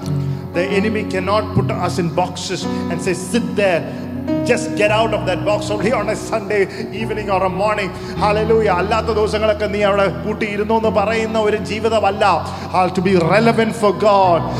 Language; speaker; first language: English; non-native, local second language; Malayalam